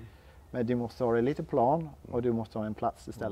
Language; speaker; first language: Swedish; non-native, learner; English